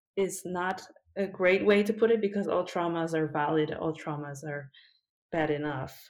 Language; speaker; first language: English; early bilingual, other home language; Korean